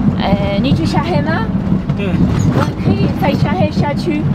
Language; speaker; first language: Chinese; non-native, learner; Polish